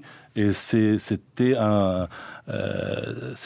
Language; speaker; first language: French; non-native, fluent; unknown